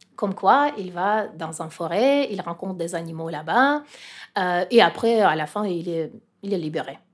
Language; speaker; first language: French; non-native, fluent; Russian